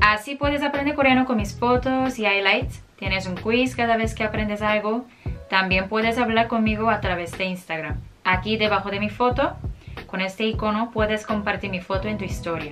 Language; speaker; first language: Spanish; non-native, fluent; Korean